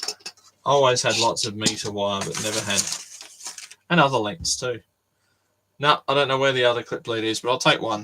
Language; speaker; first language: English; native; English